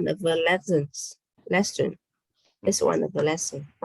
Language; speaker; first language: English; non-native, learner; Vietnamese